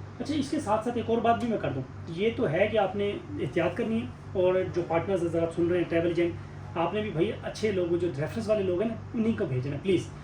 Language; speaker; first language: Urdu; non-native, local second language; Saraiki